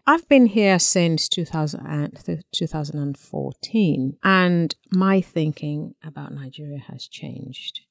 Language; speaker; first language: English; non-native, local second language; Yoruba